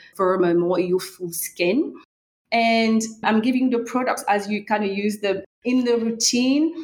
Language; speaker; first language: English; non-native, fluent; French